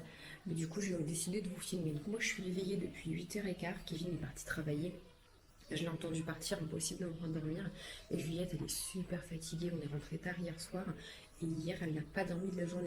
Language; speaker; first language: French; native; French